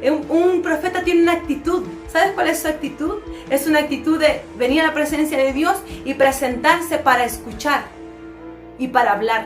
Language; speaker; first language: Spanish; native; Spanish